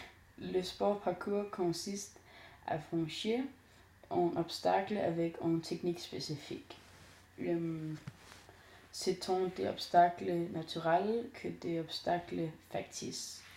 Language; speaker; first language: French; non-native, learner; Danish